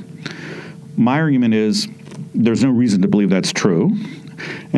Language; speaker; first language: English; native; English